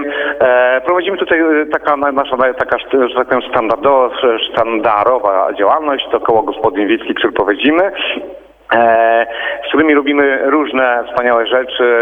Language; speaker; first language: Polish; native; Polish